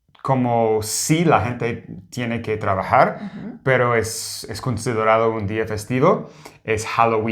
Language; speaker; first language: Spanish; non-native, fluent; English